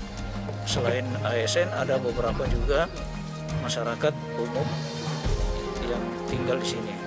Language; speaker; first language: Indonesian; native; Indonesian